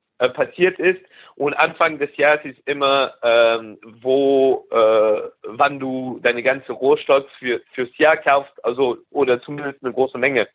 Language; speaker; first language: German; non-native, local second language; French